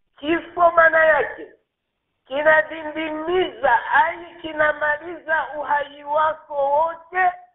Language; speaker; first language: Swahili; non-native, local second language; Rundi